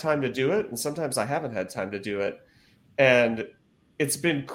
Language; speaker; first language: English; native; English